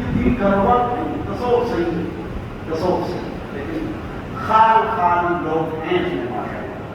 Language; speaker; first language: Urdu; non-native, local second language; Pashto